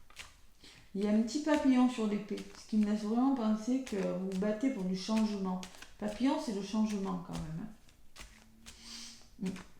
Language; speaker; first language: French; native; French